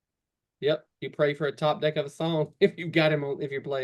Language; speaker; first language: English; native; English